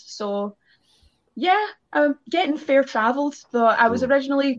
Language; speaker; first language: English; native; English